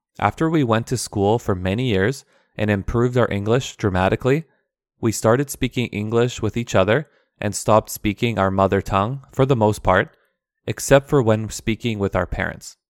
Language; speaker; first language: English; early bilingual, other home language; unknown